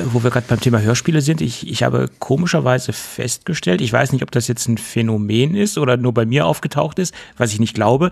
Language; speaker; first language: German; native; German